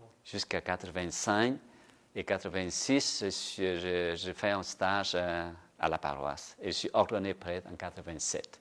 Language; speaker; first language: French; non-native, fluent; Vietnamese